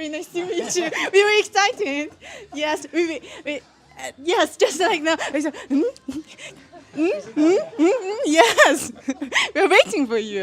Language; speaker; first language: English; non-native, learner; Chinese